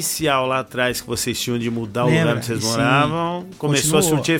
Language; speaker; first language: Portuguese; native; Portuguese